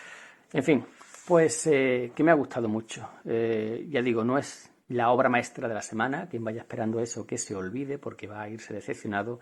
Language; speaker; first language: Spanish; native; Spanish